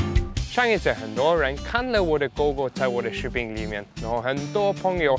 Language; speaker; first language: Chinese; non-native, learner; German